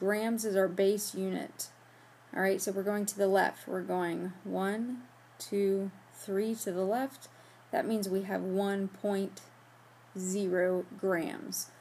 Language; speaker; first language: English; native; English